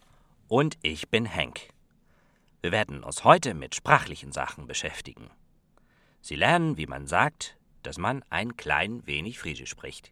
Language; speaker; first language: German; non-native, fluent; Western Frisian